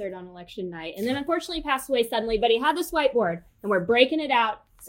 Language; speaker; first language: English; native; English